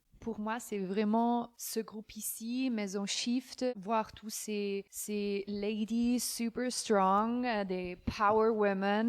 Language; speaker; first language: French; non-native, fluent; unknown